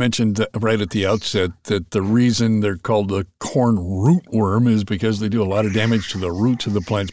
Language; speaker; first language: English; native; English